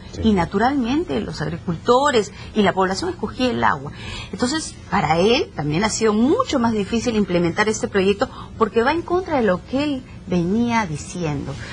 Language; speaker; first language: Spanish; native; Spanish